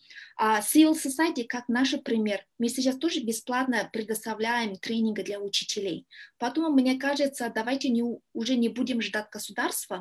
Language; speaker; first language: Russian; non-native, learner; Kyrgyz